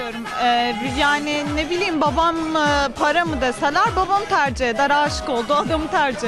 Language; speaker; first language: Turkish; native; Turkish